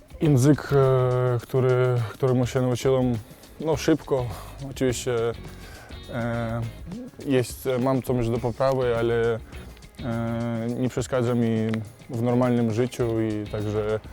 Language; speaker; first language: Polish; non-native, fluent; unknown